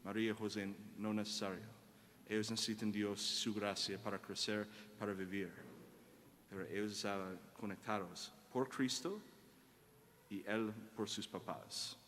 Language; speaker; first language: Spanish; non-native, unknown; English